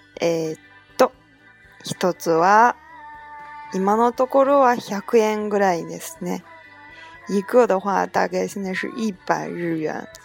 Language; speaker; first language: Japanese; non-native, fluent; Chinese